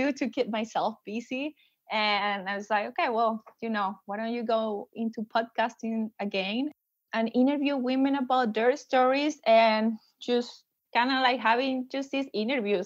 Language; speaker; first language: English; non-native, fluent; Spanish